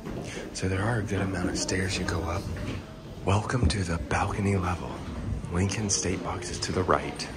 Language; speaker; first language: English; native; English